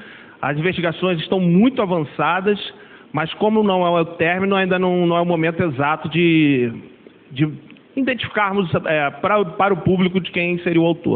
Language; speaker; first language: Portuguese; native; Portuguese